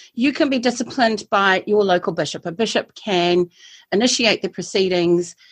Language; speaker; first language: English; native; English